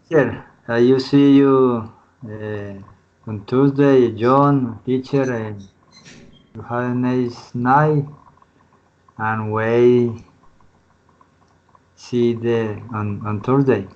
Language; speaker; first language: English; non-native, learner; Spanish